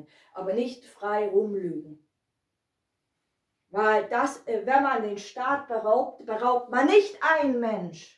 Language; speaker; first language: German; non-native, fluent; Hungarian